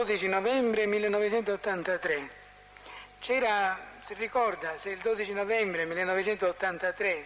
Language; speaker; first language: Italian; native; Italian